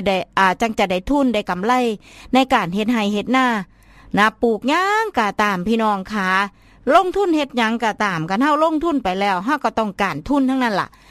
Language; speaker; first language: Thai; non-native, local second language; Northeastern Thai